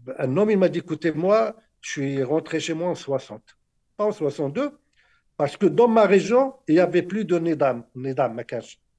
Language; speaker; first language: French; non-native, local second language; Arabic